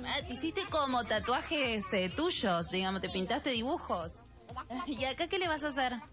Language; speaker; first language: Spanish; native; Spanish